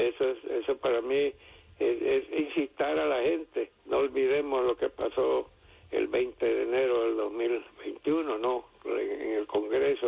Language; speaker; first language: Spanish; native; Spanish